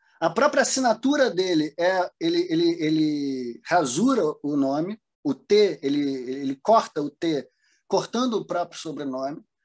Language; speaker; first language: Portuguese; early bilingual, other home language; German